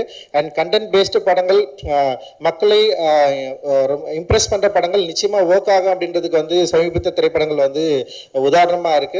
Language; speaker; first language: Tamil; native; Tamil